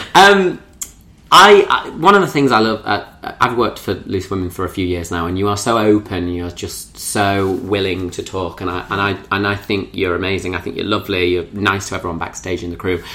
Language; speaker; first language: English; native; English